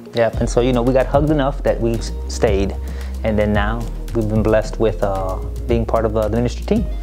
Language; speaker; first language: English; native; English